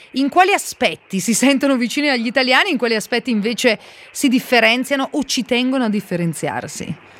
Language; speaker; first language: Italian; native; Italian